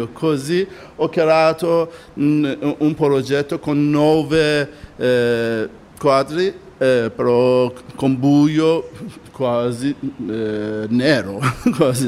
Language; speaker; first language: Italian; non-native, learner; Persian